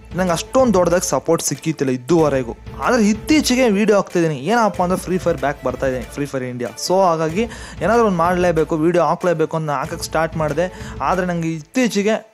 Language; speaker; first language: Kannada; non-native, local second language; Tamil